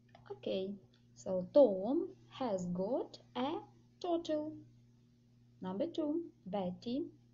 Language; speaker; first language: English; non-native, fluent; Ukrainian